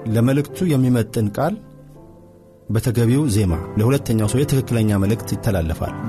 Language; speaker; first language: Amharic; native; Amharic